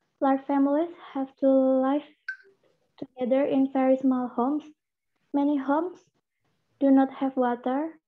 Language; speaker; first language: English; non-native, fluent; Indonesian